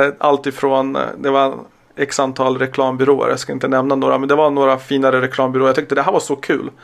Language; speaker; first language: Swedish; early bilingual, other home language; Serbian